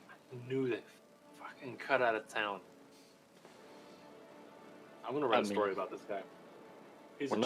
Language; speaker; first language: English; native; English